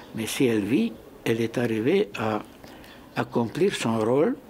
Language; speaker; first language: French; non-native, fluent; Hungarian